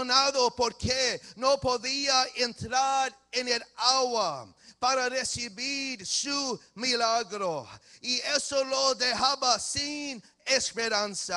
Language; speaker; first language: Spanish; early bilingual, heritage; English